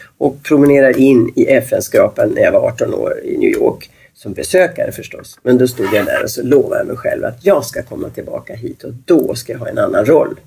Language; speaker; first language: Swedish; native; Swedish